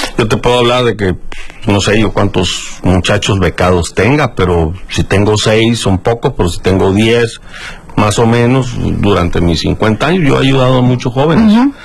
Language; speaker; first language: Spanish; native; Spanish